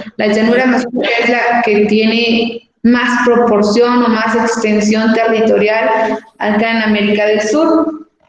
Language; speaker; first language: Spanish; native; Spanish